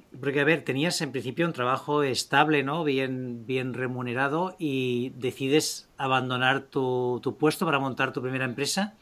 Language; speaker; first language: Spanish; native; Spanish